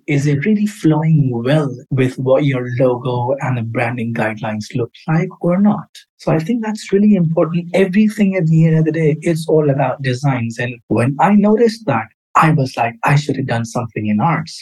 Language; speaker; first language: English; non-native, local second language; Urdu